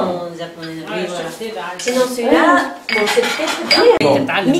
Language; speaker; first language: French; non-native, fluent; Japanese